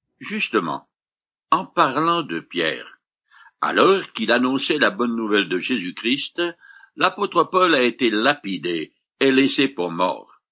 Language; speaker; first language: French; native; French